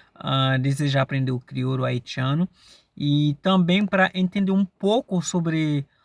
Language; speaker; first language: Portuguese; non-native, fluent; Haitian Creole